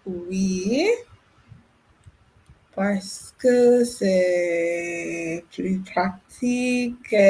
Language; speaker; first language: French; non-native, learner; English